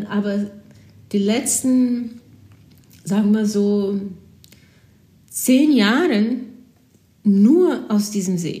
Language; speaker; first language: German; non-native, fluent; Portuguese